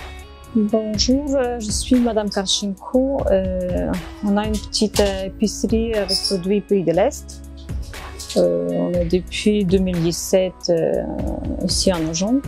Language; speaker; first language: French; non-native, fluent; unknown